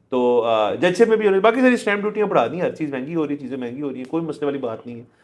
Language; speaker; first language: Urdu; native; Urdu